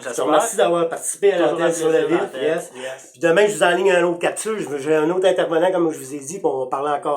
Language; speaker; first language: French; native; French